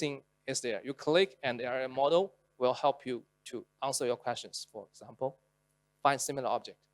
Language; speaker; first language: English; non-native, local second language; Chinese